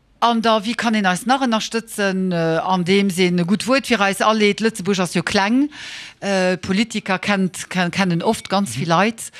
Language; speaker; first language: Luxembourgish; early bilingual, heritage; Luxembourgish